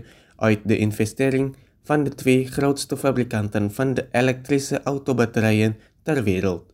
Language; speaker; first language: Dutch; non-native, fluent; Indonesian